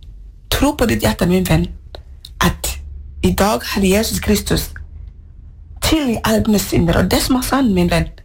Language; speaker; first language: Norwegian; non-native, fluent; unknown